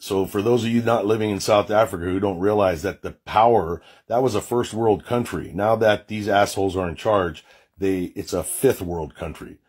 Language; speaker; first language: English; native; English